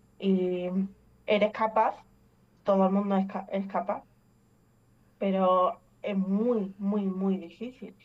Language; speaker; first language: Spanish; early bilingual, other home language; English